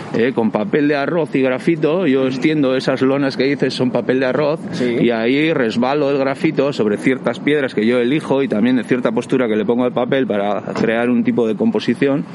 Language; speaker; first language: Spanish; native; Spanish